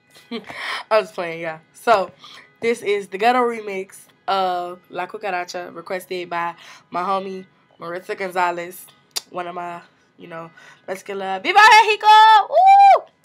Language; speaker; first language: English; native; English